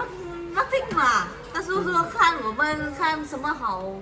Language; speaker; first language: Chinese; non-native, learner; Vietnamese